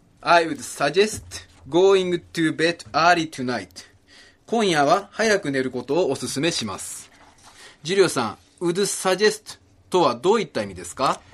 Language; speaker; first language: Japanese; native; Japanese